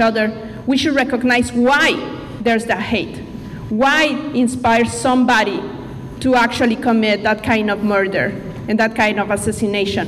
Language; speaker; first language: English; non-native, fluent; Spanish